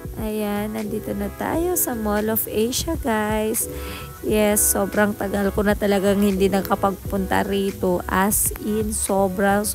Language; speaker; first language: Filipino; native; Filipino